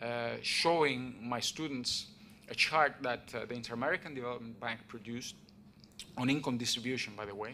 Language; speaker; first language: English; non-native, fluent; Spanish